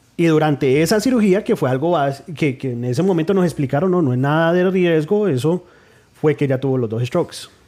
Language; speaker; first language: Spanish; early bilingual, heritage; Spanish